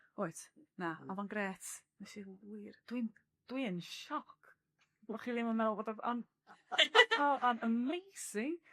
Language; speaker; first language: Welsh; native; Welsh